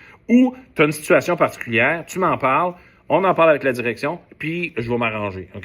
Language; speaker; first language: French; native; French